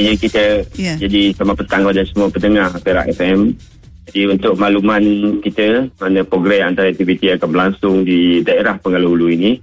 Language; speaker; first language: Malay; native; Malay